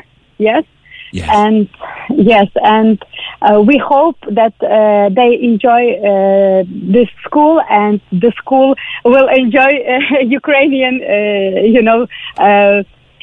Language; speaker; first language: English; non-native, learner; Ukrainian